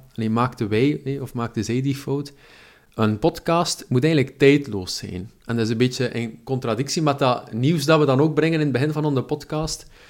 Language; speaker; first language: Dutch; native; Dutch